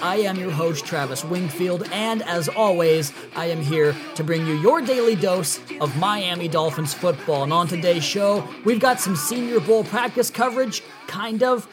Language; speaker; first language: English; native; English